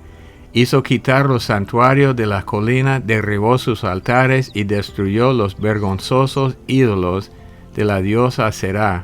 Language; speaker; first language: Spanish; native; Spanish